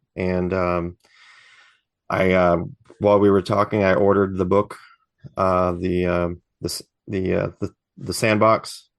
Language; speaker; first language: English; native; English